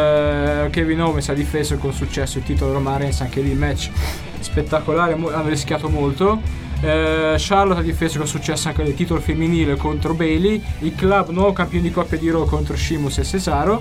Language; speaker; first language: Italian; native; Italian